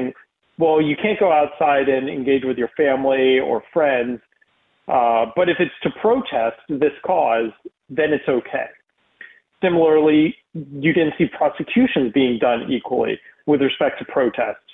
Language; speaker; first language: English; native; English